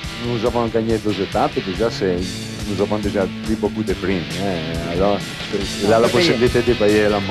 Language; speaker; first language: French; non-native, learner; Italian